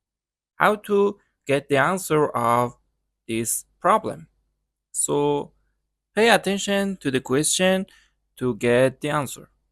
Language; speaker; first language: English; non-native, learner; Persian